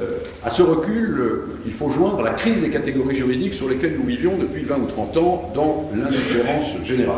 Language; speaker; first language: French; native; French